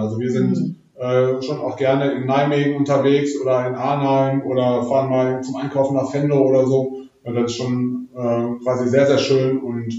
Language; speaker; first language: German; native; German